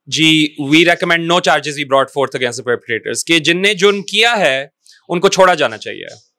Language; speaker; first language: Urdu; non-native, local second language; Punjabi